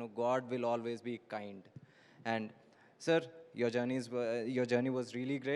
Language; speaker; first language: Telugu; native; Telugu